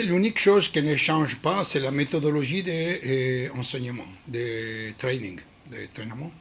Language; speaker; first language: French; non-native, learner; Hebrew